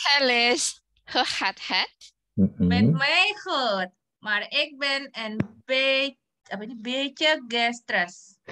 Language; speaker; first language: Dutch; non-native, learner; Indonesian